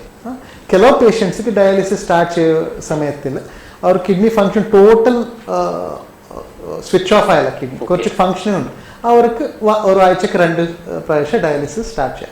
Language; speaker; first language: Malayalam; non-native, learner; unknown